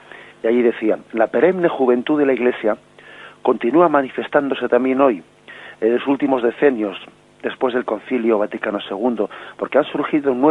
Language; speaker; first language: Spanish; native; Spanish